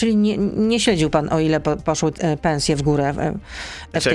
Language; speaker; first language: Polish; native; Polish